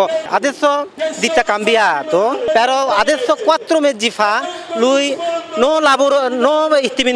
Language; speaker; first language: Italian; non-native, learner; Bangla